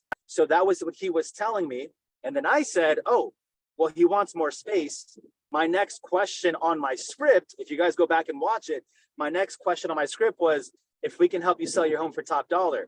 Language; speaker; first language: English; native; English